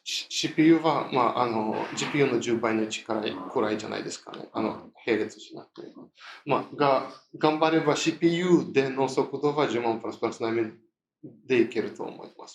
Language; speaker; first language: Japanese; non-native, fluent; Russian